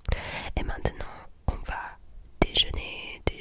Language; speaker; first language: French; non-native, learner; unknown